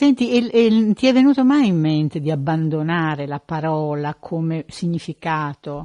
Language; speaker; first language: Italian; native; Italian